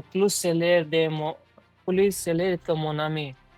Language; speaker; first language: French; non-native, learner; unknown